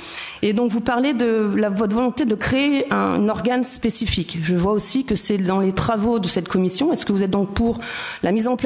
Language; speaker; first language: French; native; French